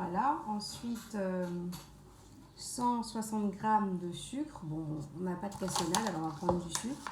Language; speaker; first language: French; native; French